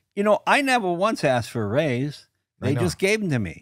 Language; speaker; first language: English; native; English